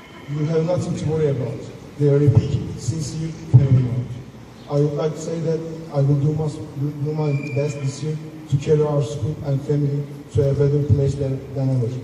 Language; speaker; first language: English; non-native, fluent; Turkish